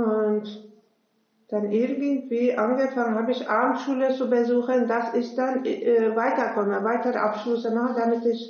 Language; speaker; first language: German; non-native, fluent; Turkish